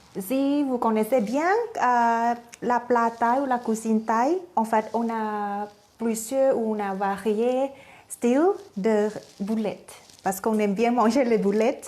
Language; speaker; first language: French; non-native, fluent; Thai